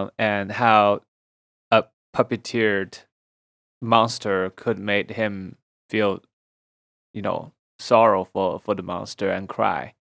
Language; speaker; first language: English; non-native, fluent; Chinese